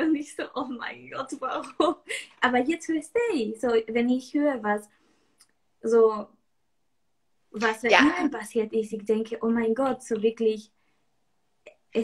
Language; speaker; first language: German; non-native, learner; Spanish